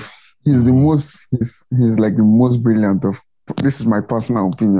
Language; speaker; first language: English; non-native, local second language; Igbo